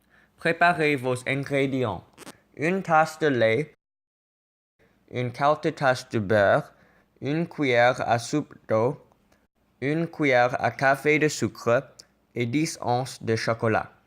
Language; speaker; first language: French; non-native, learner; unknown